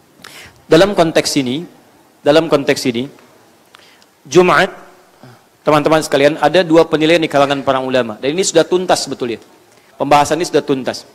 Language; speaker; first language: Indonesian; native; Indonesian